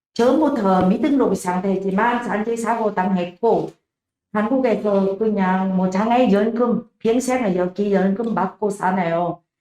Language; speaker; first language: Korean; non-native, learner; Vietnamese